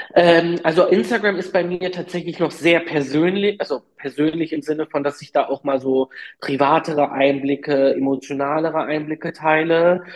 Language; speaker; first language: German; early bilingual, other home language; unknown